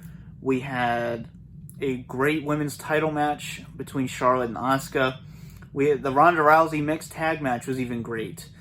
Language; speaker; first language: English; native; English